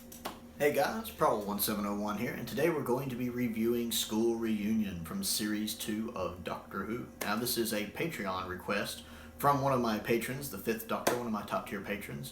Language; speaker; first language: English; native; English